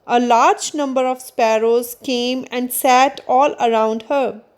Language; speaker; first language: English; non-native, local second language; Punjabi